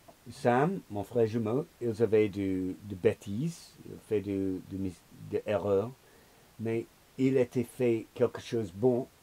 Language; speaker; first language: French; non-native, learner; English